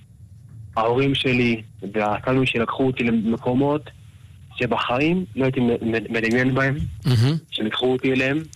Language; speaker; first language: Hebrew; early bilingual, other home language; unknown